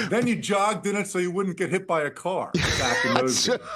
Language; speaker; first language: English; native; English